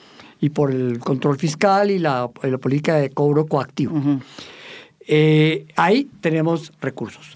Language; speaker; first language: Spanish; native; Spanish